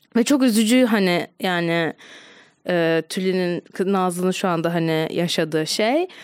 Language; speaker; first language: Turkish; native; Turkish